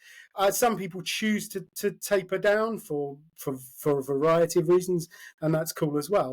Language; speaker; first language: English; native; English